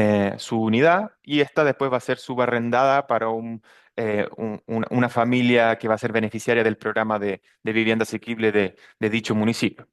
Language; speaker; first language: Spanish; native; Spanish